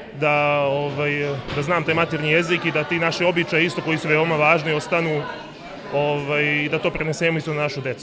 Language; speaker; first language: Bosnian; early bilingual, heritage; Bosnian